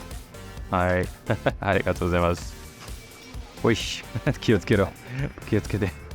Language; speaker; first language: Japanese; non-native, learner; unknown